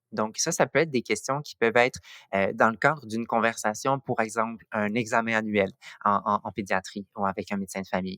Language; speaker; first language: French; native; French